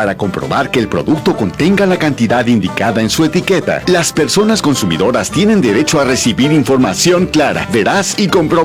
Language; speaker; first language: Spanish; native; Spanish